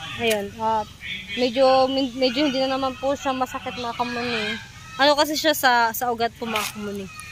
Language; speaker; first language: Filipino; native; Filipino